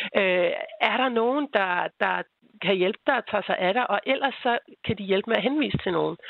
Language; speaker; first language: Danish; native; Danish